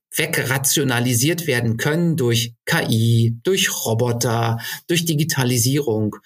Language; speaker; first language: German; native; German